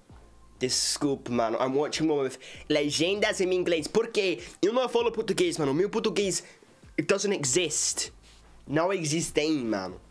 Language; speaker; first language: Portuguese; non-native, learner; English